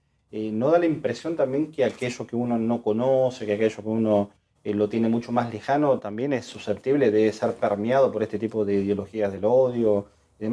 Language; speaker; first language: Spanish; native; Spanish